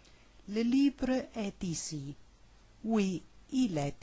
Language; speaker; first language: French; non-native, learner; Italian